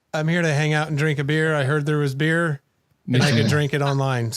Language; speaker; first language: English; native; English